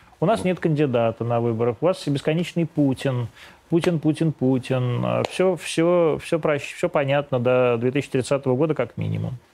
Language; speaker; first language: Russian; native; Russian